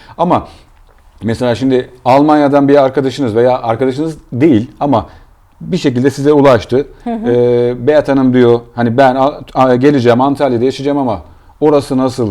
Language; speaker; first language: Turkish; native; Turkish